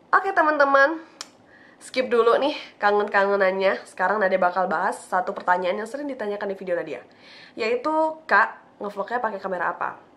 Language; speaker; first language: Indonesian; non-native, local second language; Minangkabau